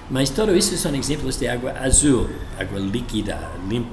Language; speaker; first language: Portuguese; non-native, fluent; English